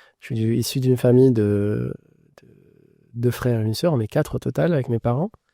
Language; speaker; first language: French; non-native, local second language; Arabic